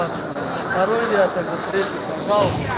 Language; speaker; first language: Russian; non-native, local second language; Tajik